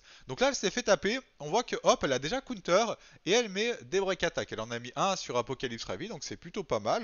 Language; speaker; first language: French; native; French